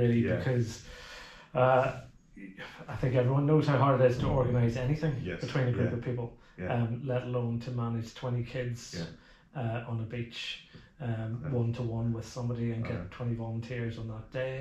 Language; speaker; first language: English; native; English